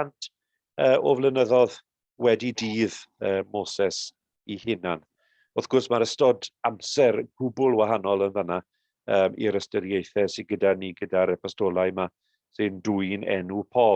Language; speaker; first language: Welsh; native; Welsh